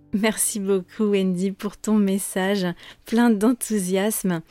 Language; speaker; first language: French; native; French